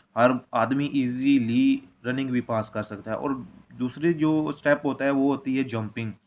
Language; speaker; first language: Hindi; non-native, local second language; Punjabi